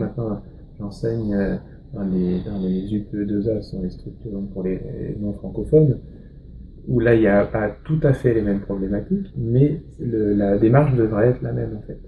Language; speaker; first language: French; native; French